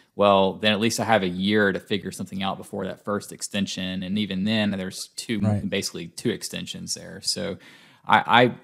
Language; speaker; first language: English; native; English